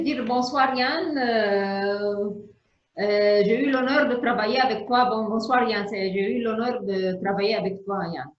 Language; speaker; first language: French; non-native, fluent; Arabic